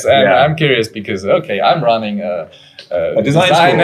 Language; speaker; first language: English; non-native, fluent; German